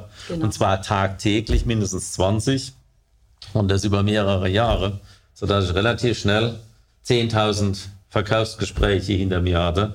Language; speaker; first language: German; native; German